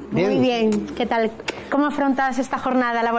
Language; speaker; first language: Spanish; native; Spanish